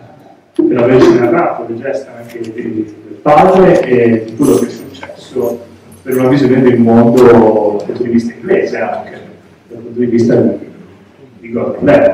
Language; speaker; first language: Italian; native; Italian